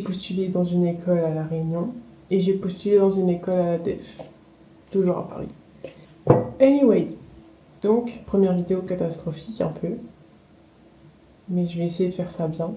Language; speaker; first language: French; native; French